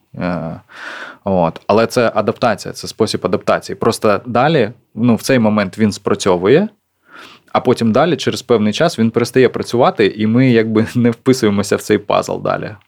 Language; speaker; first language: Ukrainian; non-native, local second language; Russian